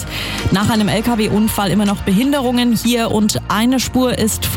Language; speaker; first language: German; native; German